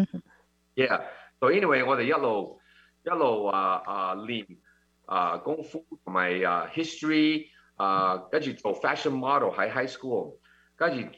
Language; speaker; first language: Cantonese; early bilingual, heritage; Cantonese